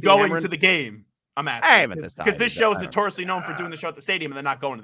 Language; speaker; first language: English; native; English